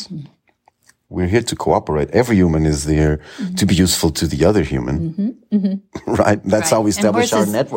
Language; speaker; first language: English; non-native, fluent; Portuguese